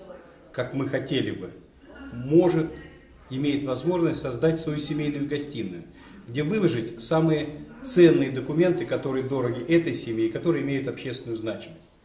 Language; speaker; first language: Russian; native; Russian